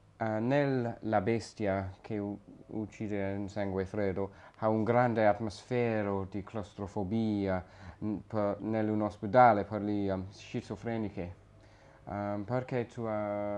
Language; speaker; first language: Italian; non-native, learner; French